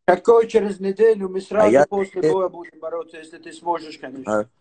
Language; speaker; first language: Russian; native; Russian